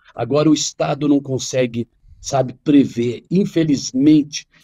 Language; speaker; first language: Portuguese; non-native, fluent; Arabic